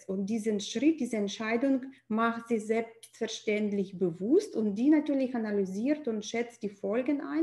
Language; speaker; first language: German; non-native, fluent; Russian